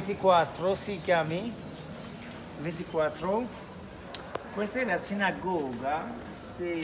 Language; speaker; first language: Italian; non-native, learner; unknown